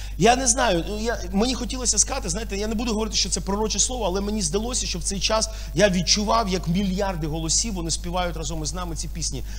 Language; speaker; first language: Ukrainian; non-native, local second language; Russian